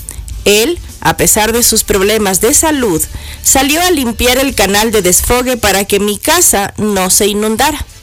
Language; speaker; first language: Spanish; native; Spanish